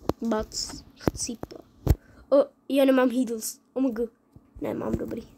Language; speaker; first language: Czech; early bilingual, other home language; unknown